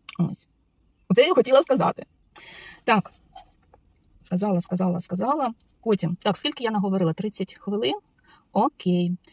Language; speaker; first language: Ukrainian; non-native, local second language; Russian